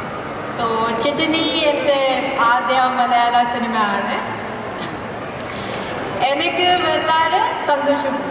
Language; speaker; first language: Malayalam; non-native, learner; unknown